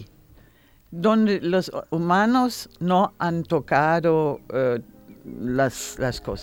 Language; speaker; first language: Spanish; non-native, learner; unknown